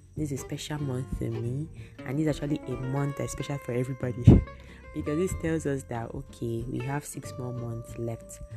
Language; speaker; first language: English; non-native, local second language; Igbo